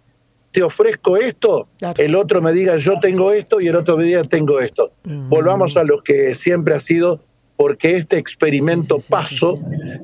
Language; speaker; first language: Spanish; native; Spanish